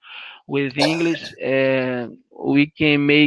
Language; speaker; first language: English; non-native, learner; Portuguese